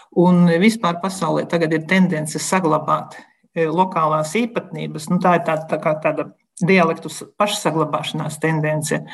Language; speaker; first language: Latvian; native; Latvian